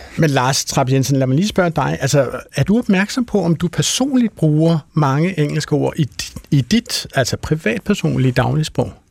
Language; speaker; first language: Danish; native; Danish